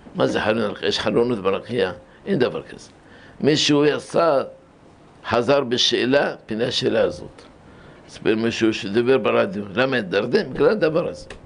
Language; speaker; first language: Hebrew; early bilingual, other home language; Arabic